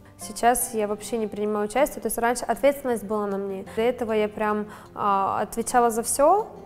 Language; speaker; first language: Russian; non-native, local second language; Ukrainian